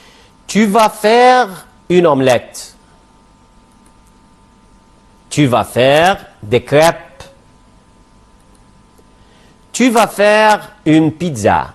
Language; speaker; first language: French; non-native, fluent; Arabic